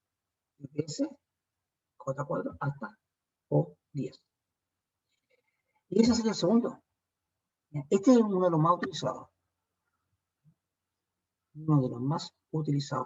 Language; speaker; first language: Spanish; native; Spanish